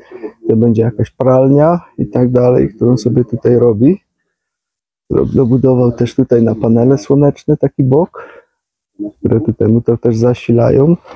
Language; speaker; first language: Polish; native; Polish